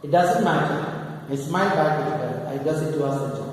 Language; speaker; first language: English; non-native, local second language; Malayalam